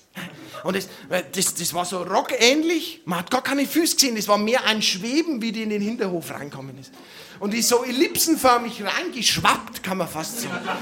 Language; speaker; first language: German; native; German